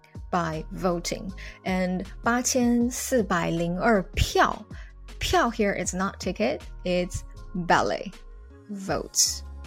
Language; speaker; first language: English; non-native, fluent; Chinese